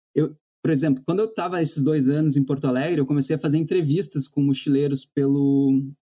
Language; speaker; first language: Portuguese; native; Portuguese